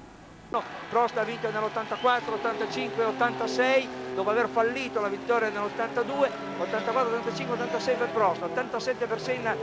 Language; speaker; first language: Italian; native; Italian